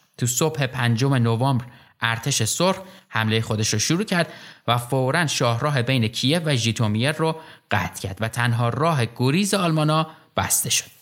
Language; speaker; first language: Persian; native; Persian